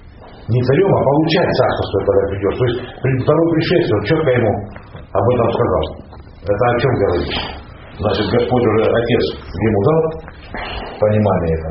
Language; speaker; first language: Russian; native; Russian